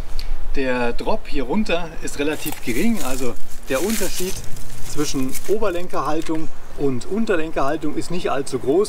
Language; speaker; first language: German; native; German